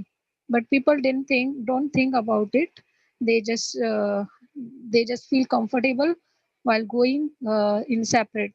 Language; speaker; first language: English; non-native, learner; Hindi